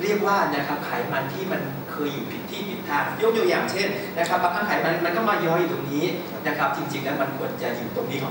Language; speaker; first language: Thai; native; Thai